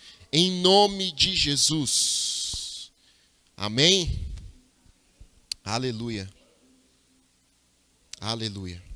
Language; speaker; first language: Portuguese; native; Portuguese